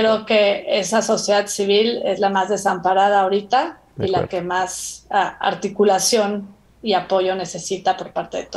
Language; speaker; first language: Spanish; native; Spanish